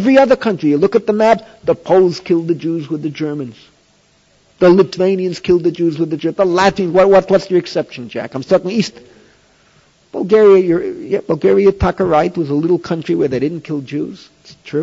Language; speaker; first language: English; native; English